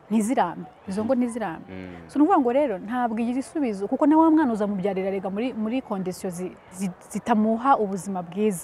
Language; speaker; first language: Kinyarwanda; early bilingual, heritage; Kinyarwanda